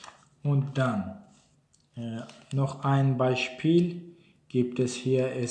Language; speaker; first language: German; non-native, learner; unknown